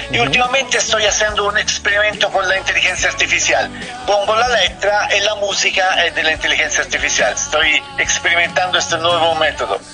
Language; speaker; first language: Spanish; non-native, fluent; Italian